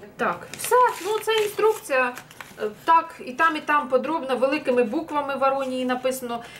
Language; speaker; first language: Ukrainian; non-native, local second language; Russian